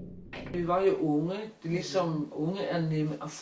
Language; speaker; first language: Danish; non-native, local second language; Kalaallisut